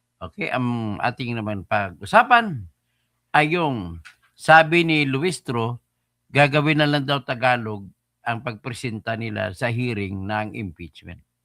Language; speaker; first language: Filipino; non-native, local second language; Hiligaynon